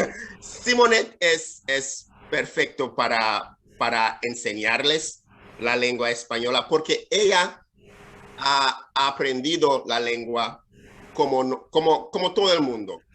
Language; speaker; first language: Spanish; non-native, fluent; English